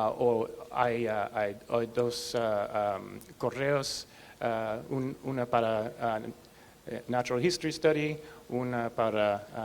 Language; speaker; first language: Spanish; non-native, learner; English